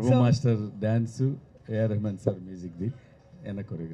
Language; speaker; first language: Tamil; non-native, learner; Telugu